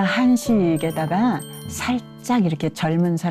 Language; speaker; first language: Korean; native; Korean